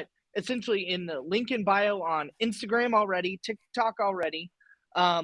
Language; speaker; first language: English; native; English